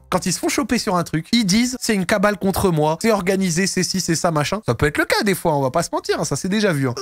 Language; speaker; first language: French; native; French